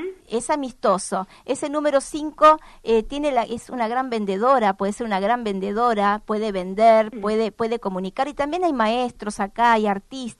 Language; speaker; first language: Spanish; native; Spanish